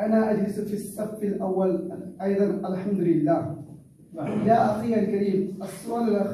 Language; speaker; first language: Arabic; non-native, learner; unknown